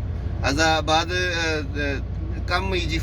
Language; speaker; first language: Arabic; non-native, learner; Urdu